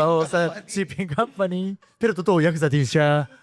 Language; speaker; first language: Filipino; non-native, fluent; Japanese